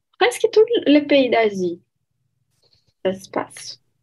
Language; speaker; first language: French; non-native, learner; Portuguese